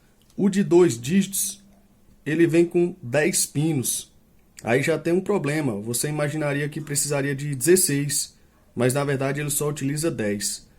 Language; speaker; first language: Portuguese; native; Portuguese